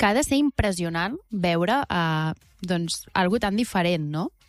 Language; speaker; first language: Catalan; native; Catalan